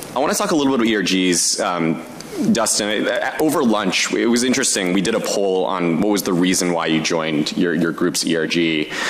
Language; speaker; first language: English; native; English